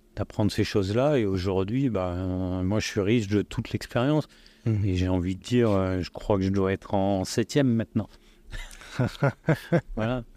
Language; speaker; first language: French; native; French